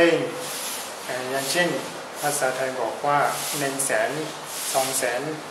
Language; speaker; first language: Thai; non-native, fluent; Burmese